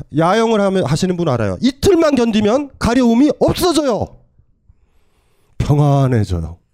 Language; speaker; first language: Korean; native; Korean